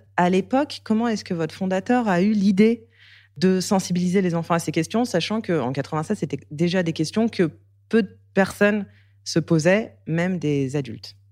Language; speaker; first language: French; native; French